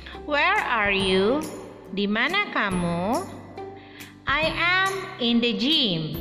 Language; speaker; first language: English; non-native, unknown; Indonesian